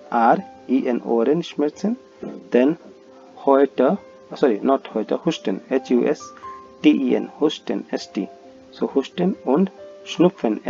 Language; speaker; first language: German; non-native, fluent; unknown